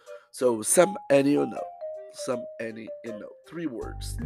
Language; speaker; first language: English; non-native, fluent; Portuguese